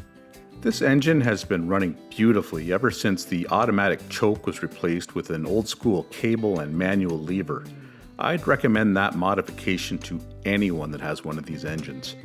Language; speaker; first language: English; native; English